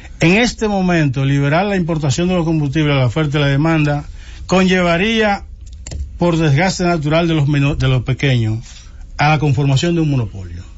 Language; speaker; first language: Spanish; native; Spanish